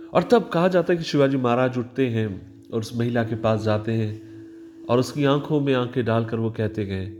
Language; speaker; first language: Hindi; non-native, local second language; Marathi